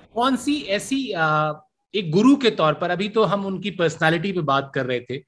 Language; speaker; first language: Hindi; native; Hindi